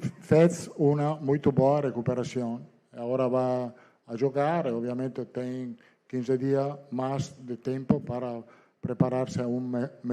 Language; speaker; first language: Spanish; non-native, fluent; Italian